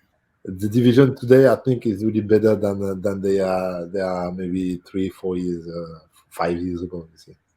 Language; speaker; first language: English; non-native, fluent; French